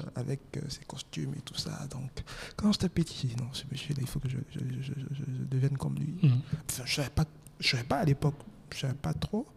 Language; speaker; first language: French; non-native, local second language; Baoulé